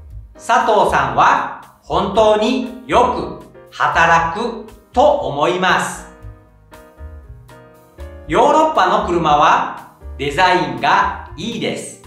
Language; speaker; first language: Japanese; non-native, fluent; Indonesian